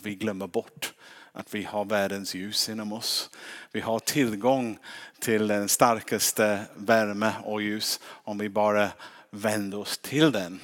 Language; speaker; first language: Swedish; non-native, fluent; English